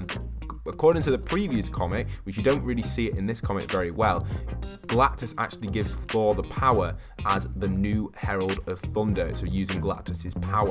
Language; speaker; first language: English; native; English